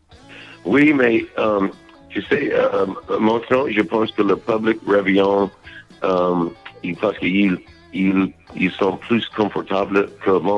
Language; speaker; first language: French; non-native, learner; English